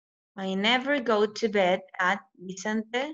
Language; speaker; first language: English; non-native, fluent; Spanish